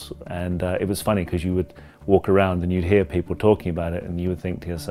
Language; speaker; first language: English; native; English